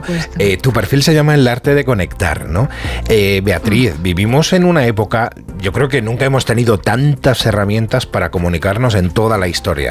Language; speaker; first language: Spanish; native; Spanish